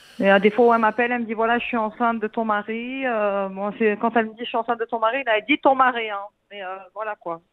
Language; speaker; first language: French; early bilingual, other home language; Arabic